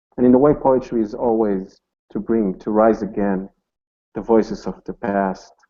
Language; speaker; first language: English; non-native, fluent; Hebrew